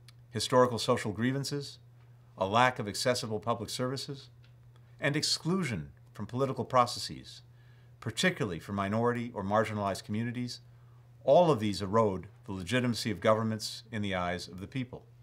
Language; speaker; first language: English; native; English